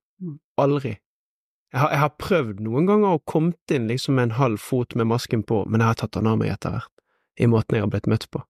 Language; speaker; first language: Norwegian; native; Norwegian